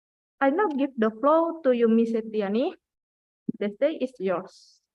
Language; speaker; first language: English; non-native, fluent; Indonesian